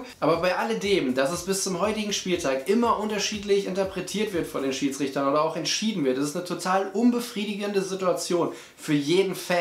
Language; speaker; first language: German; native; German